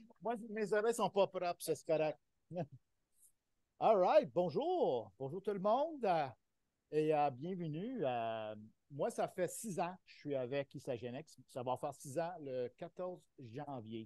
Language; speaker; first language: French; non-native, local second language; Italian